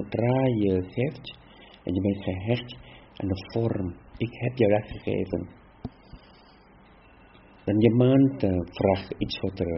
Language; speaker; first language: Dutch; non-native, fluent; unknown